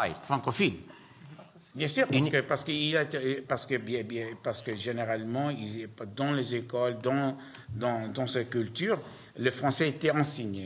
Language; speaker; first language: French; non-native, learner; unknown